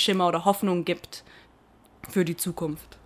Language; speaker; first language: German; early bilingual, heritage; Portuguese